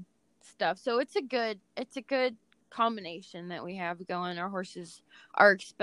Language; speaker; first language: English; native; English